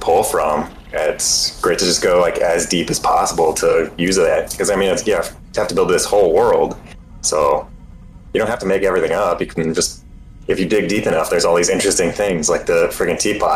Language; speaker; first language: English; native; English